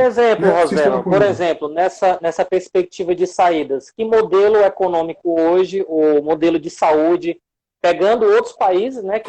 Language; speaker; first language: Portuguese; native; Portuguese